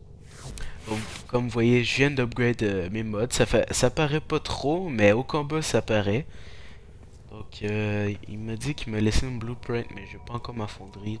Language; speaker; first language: French; native; French